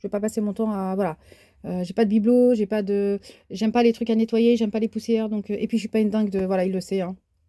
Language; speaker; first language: French; native; French